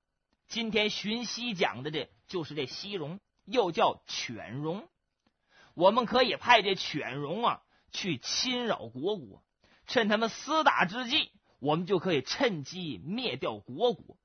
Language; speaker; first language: Chinese; native; Chinese